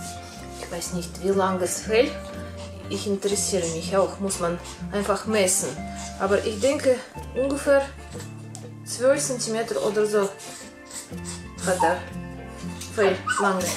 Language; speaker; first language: German; non-native, learner; Russian